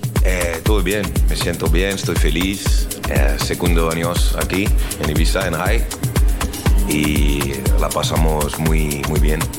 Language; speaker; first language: Spanish; non-native, learner; French